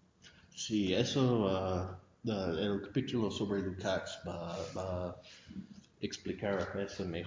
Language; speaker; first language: Spanish; non-native, fluent; English